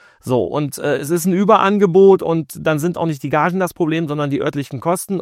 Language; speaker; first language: German; native; German